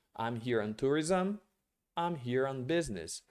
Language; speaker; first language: English; non-native, fluent; Portuguese